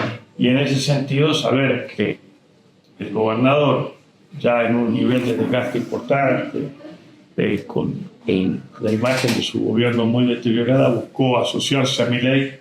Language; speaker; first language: Spanish; native; Spanish